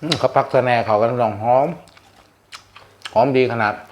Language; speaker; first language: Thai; non-native, local second language; Northeastern Thai